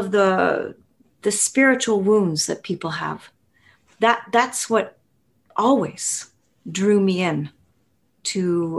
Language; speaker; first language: English; native; English